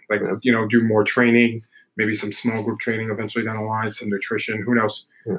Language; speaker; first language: English; native; English